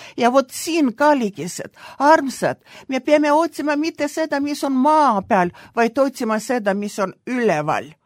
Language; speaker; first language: Estonian; non-native, local second language; Russian